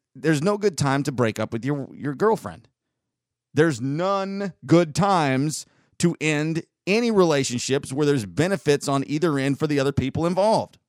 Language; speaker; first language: English; native; English